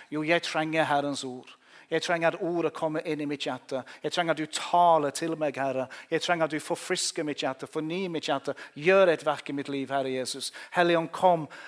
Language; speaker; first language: Norwegian; non-native, fluent; English